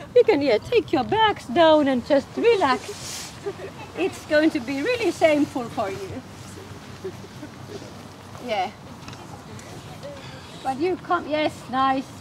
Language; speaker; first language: English; non-native, fluent; Finnish